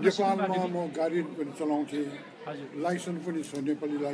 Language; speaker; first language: Nepali; non-native, local second language; Newari